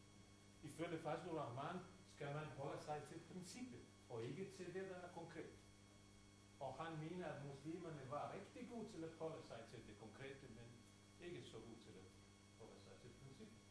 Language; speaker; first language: Danish; non-native, fluent; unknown